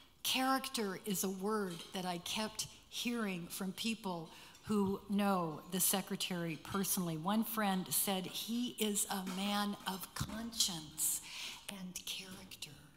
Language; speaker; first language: English; native; English